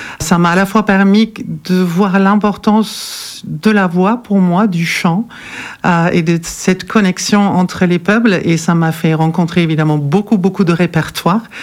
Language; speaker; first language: French; non-native, fluent; German